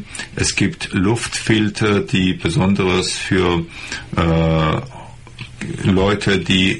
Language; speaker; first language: German; non-native, fluent; Persian